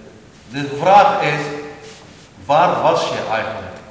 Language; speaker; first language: Dutch; non-native, learner; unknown